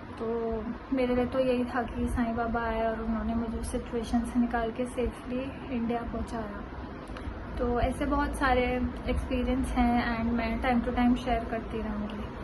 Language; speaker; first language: Hindi; native; Hindi